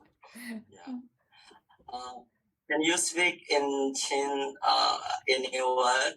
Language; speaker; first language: English; non-native, learner; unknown